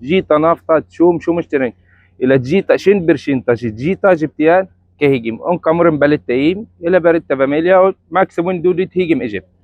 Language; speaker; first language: Albanian; non-native, learner; Arabic